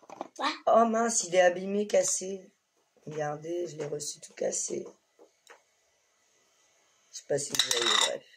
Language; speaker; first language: French; native; French